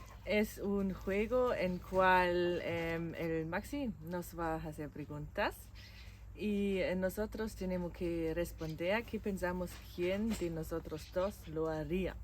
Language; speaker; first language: Spanish; non-native, fluent; German